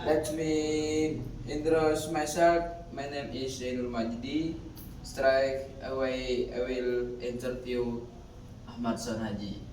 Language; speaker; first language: English; non-native, learner; Indonesian